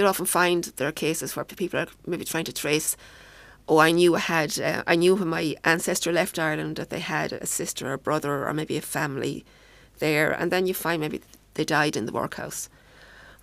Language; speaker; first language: English; native; English